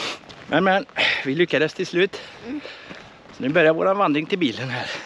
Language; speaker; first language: Swedish; native; Swedish